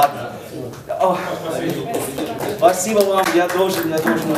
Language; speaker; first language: Russian; non-native, learner; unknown